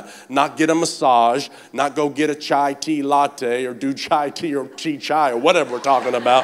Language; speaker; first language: English; native; English